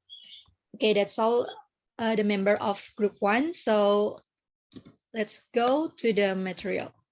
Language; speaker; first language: English; non-native, learner; Indonesian